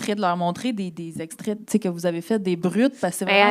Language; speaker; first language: French; native; French